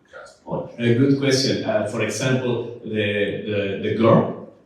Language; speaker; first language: English; non-native, learner; Spanish